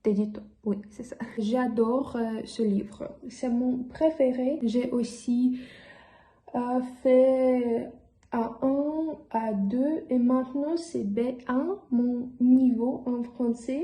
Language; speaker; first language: French; non-native, learner; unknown